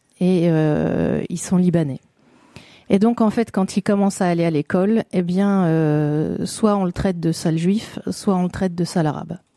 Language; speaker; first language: French; native; French